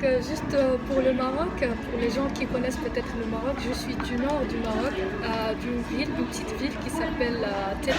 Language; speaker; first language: French; non-native, local second language; Arabic